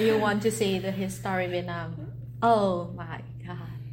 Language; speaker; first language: English; non-native, learner; Vietnamese